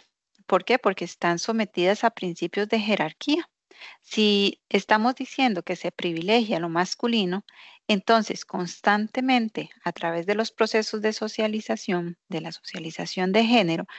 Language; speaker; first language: Spanish; native; Spanish